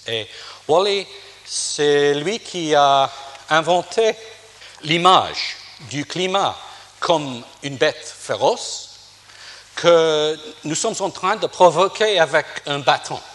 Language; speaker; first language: French; non-native, fluent; English